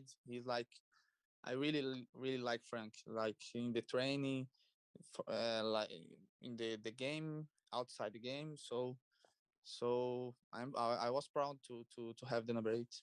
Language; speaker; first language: English; non-native, learner; Portuguese